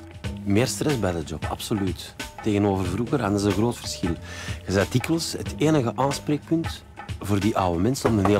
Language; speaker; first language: Dutch; native; Dutch